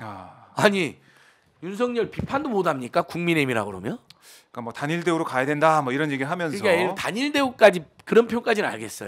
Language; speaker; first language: Korean; native; Korean